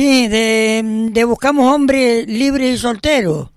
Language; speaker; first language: Spanish; native; Spanish